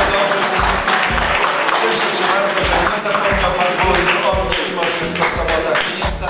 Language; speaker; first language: Polish; native; Polish